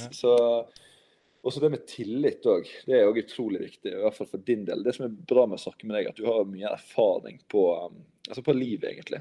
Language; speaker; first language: Norwegian; native; Norwegian